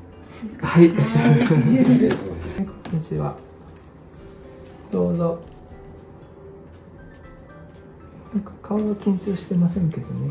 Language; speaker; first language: Japanese; native; Japanese